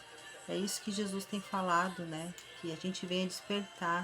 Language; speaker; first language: Portuguese; native; Portuguese